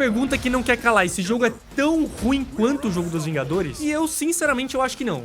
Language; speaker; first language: Portuguese; native; Portuguese